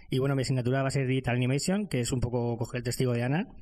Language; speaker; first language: Spanish; non-native, fluent; French